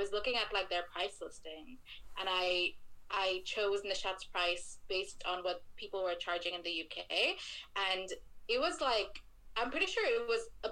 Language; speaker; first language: English; non-native, local second language; Bangla